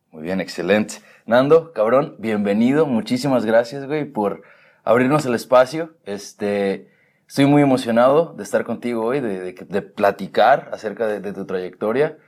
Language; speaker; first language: Spanish; native; Spanish